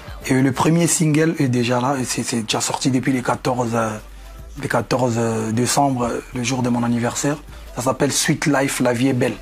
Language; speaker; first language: French; non-native, local second language; Lingala